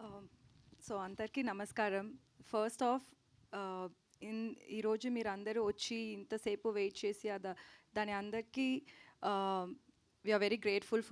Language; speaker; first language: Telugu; non-native, learner; Tamil